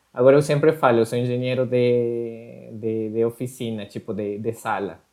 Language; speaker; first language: Portuguese; non-native, fluent; Spanish